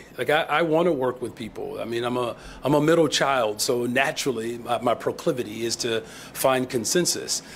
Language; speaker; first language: English; native; English